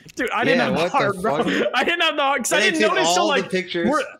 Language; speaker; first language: English; native; English